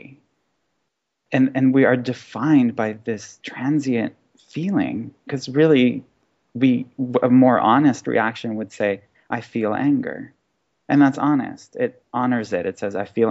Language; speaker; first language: English; non-native, fluent; Hebrew